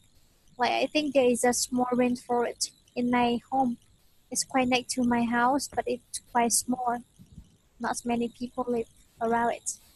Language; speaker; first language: English; non-native, fluent; Vietnamese